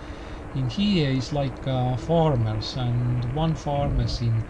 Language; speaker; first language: English; non-native, learner; Estonian